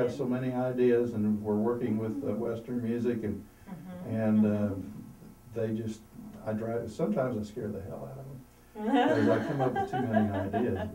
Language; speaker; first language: English; native; English